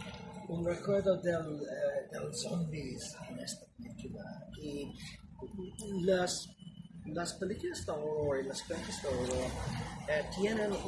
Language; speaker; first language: Spanish; non-native, learner; English